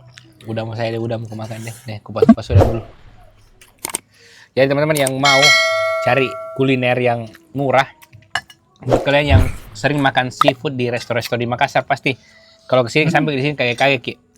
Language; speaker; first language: Malay; native; Malay